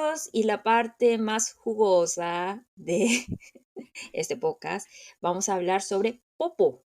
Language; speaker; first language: Spanish; non-native, fluent; Korean